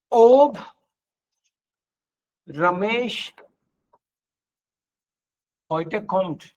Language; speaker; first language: German; non-native, fluent; Hindi